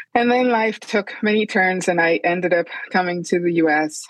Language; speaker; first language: English; non-native, fluent; Spanish